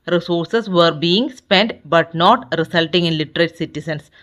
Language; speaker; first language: English; non-native, local second language; Malayalam